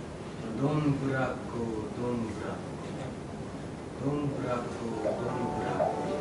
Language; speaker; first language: Japanese; non-native, fluent; Nepali